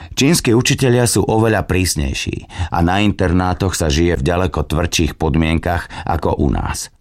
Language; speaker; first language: Slovak; native; Slovak